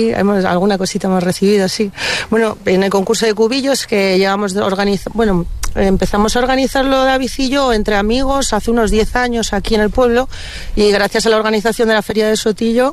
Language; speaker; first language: Spanish; native; Spanish